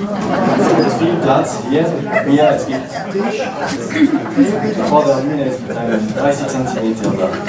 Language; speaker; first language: German; non-native, learner; French